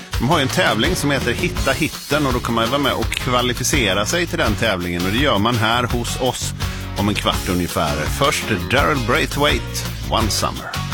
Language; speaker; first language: Swedish; native; Swedish